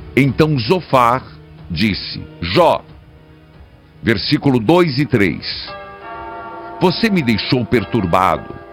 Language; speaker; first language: Portuguese; native; Portuguese